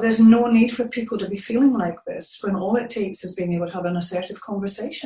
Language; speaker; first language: English; native; English